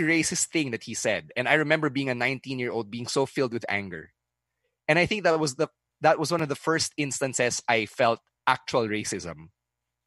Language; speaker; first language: English; non-native, local second language; Filipino